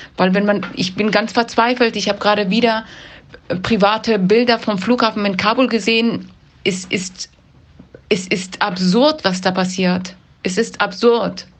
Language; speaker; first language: German; early bilingual, other home language; Persian